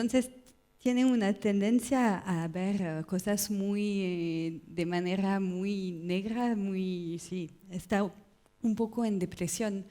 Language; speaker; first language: Spanish; non-native, learner; French